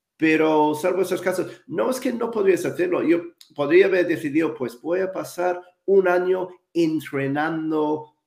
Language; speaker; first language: Spanish; non-native, fluent; English